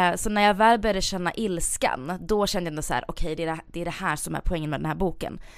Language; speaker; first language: Swedish; early bilingual, other home language; Bosnian